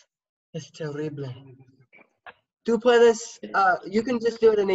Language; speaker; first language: Spanish; non-native, learner; English